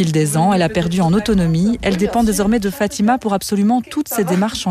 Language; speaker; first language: French; native; French